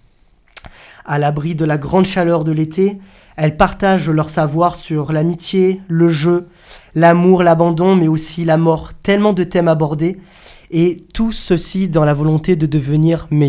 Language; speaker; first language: French; native; French